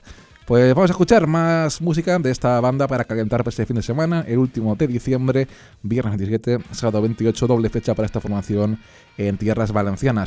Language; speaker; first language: Spanish; native; Spanish